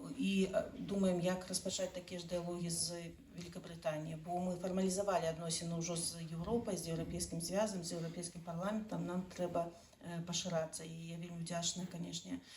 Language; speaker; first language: Belarusian; non-native, local second language; Russian